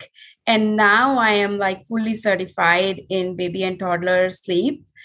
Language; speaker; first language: English; non-native, local second language; Hindi